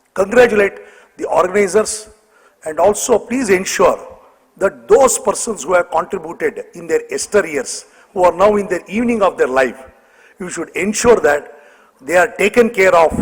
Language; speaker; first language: English; non-native, local second language; Kannada